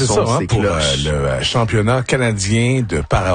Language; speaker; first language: French; native; French